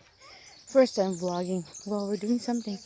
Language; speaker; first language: English; non-native, local second language; Filipino